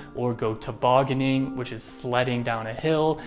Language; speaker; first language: English; native; English